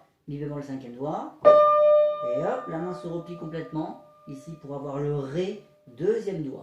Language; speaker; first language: French; native; French